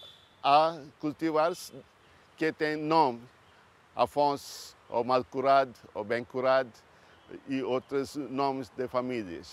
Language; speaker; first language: Portuguese; early bilingual, heritage; Portuguese